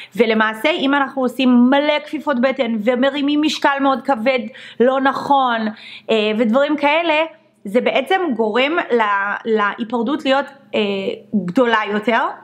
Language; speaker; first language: Hebrew; native; Hebrew